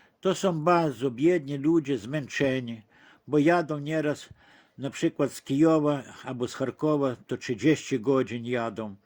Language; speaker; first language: Polish; early bilingual, heritage; Polish